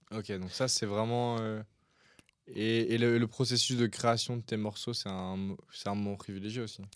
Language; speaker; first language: French; native; French